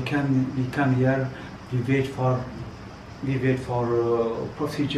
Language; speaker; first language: English; non-native, learner; Persian